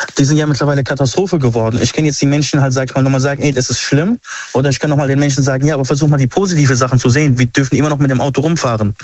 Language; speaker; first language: German; early bilingual, other home language; Arabic